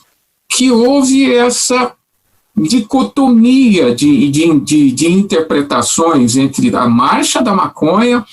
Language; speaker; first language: Portuguese; native; Portuguese